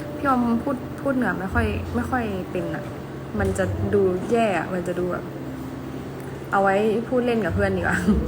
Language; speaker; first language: Thai; native; Thai